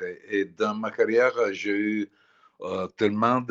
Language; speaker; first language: French; non-native, fluent; Italian